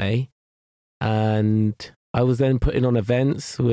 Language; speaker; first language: English; native; English